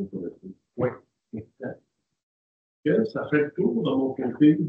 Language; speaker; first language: French; native; French